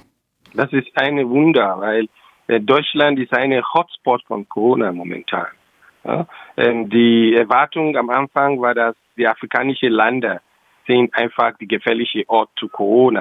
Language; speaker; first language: German; non-native, local second language; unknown